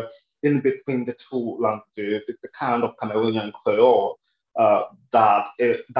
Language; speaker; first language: English; non-native, local second language; French